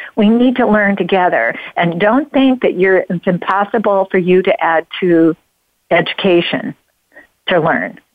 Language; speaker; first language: English; native; English